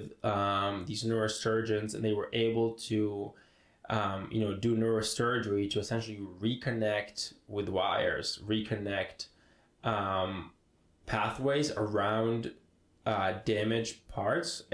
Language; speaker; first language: English; non-native, fluent; Hebrew